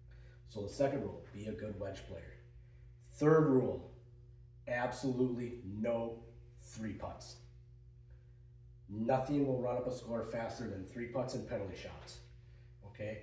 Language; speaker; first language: English; native; English